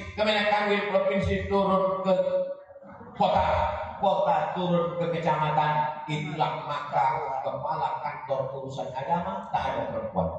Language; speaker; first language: Indonesian; native; Indonesian